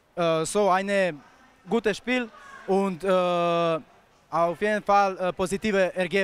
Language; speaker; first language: German; non-native, fluent; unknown